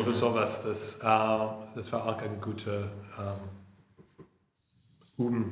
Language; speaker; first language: German; non-native, learner; English